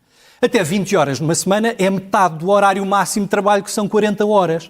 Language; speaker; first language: Portuguese; native; Portuguese